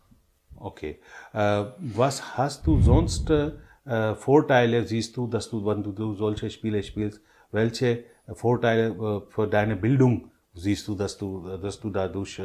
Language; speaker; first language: German; non-native, learner; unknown